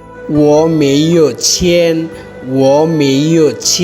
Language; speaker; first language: Chinese; non-native, learner; Bangla